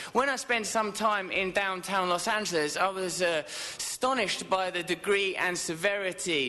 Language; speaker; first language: English; native; English